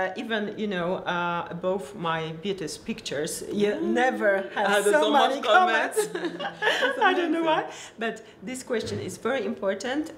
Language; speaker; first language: English; non-native, learner; Polish